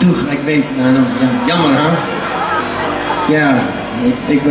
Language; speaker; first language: Dutch; early bilingual, heritage; Dutch